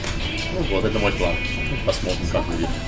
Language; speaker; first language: Russian; non-native, learner; English